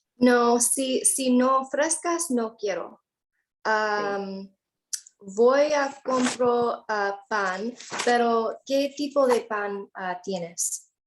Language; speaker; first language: Spanish; non-native, learner; English